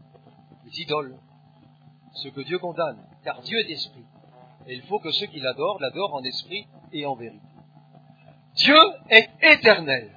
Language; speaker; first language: French; native; French